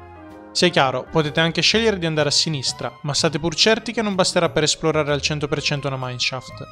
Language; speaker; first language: Italian; native; Italian